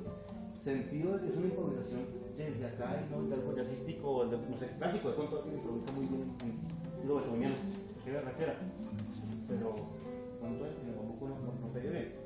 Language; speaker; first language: Spanish; native; Spanish